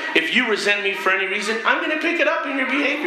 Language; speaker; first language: English; native; English